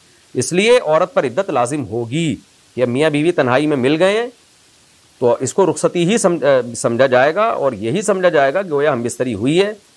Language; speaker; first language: Urdu; native; Urdu